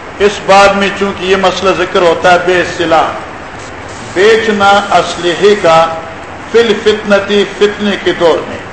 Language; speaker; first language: Urdu; non-native, local second language; Pashto